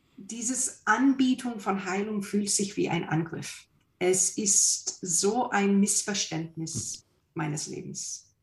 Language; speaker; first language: German; non-native, fluent; English